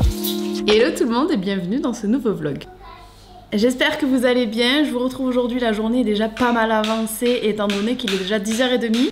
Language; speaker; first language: French; native; French